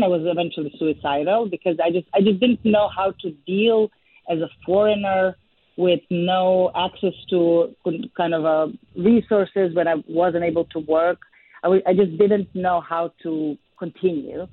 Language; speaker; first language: English; non-native, fluent; Serbian